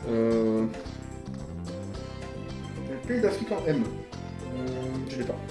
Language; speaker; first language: French; native; French